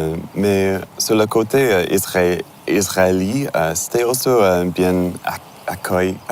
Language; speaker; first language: French; non-native, learner; English